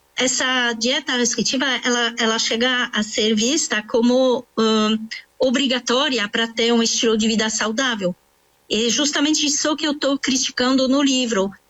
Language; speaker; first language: Portuguese; non-native, fluent; French